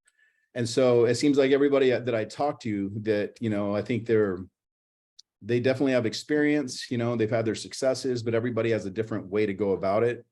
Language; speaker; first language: English; native; English